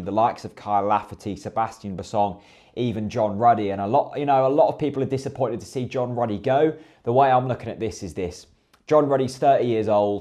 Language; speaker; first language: English; native; English